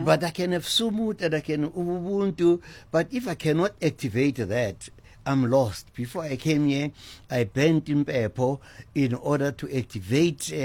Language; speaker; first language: English; non-native, local second language; Zulu